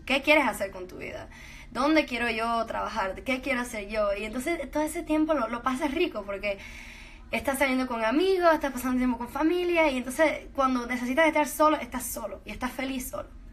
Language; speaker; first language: Spanish; early bilingual, heritage; Spanish